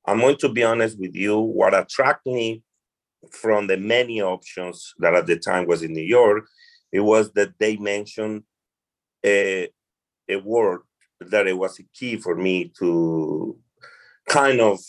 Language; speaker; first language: English; non-native, fluent; Spanish